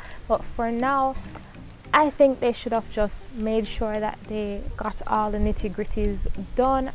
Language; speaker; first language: English; native; English